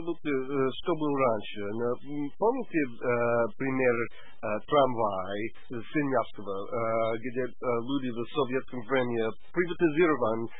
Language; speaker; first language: Russian; non-native, learner; English